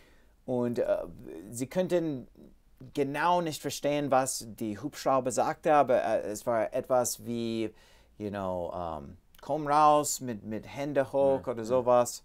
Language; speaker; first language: German; non-native, learner; English